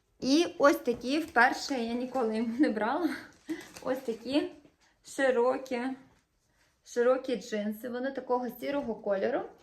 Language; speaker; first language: Ukrainian; native; Ukrainian